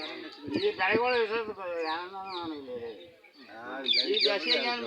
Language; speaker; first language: Kannada; native; Kannada